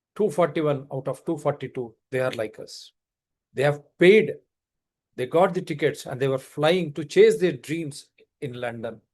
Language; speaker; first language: English; non-native, local second language; Telugu